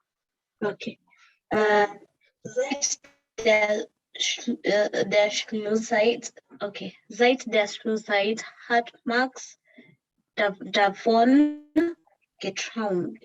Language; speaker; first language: German; non-native, learner; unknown